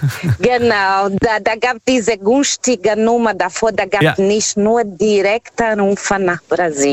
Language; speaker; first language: German; non-native, learner; Portuguese